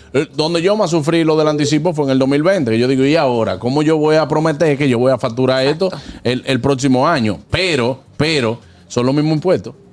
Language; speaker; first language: Spanish; native; Spanish